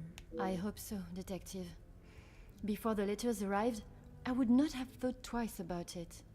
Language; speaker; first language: English; non-native, learner; Japanese